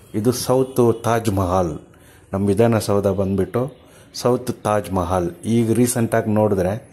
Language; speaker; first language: Kannada; non-native, local second language; Tamil